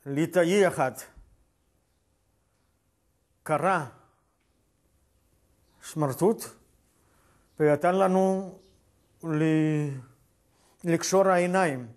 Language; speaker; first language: Hebrew; non-native, fluent; Yiddish